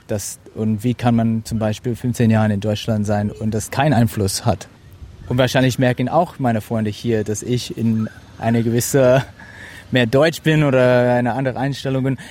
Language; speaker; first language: German; non-native, fluent; English